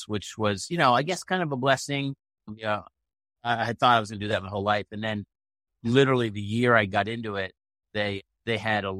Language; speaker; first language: English; native; English